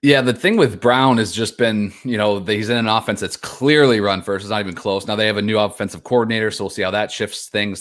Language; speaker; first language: English; native; English